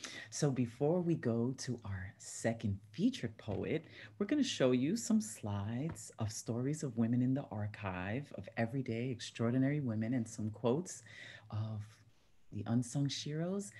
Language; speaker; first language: English; early bilingual, other home language; Spanish